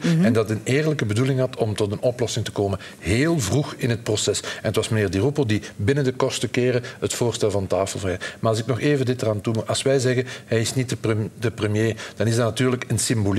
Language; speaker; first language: Dutch; native; Dutch